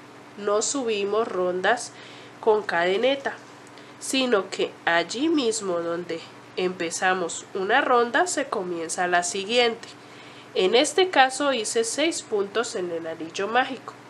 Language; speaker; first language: Spanish; native; Spanish